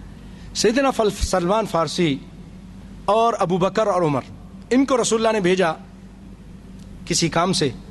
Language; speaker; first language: Urdu; native; Urdu